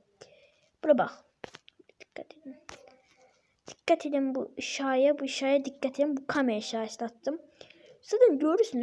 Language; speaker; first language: Turkish; non-native, learner; Azerbaijani